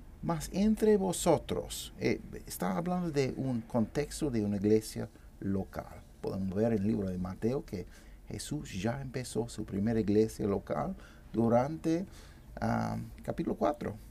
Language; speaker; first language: Spanish; non-native, fluent; English